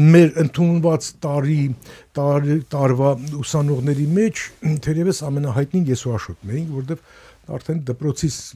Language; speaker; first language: Armenian; native; Armenian